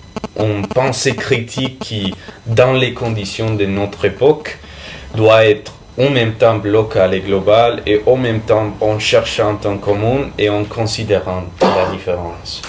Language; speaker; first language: French; non-native, fluent; Spanish